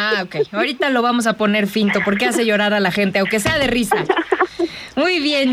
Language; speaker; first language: Spanish; native; Spanish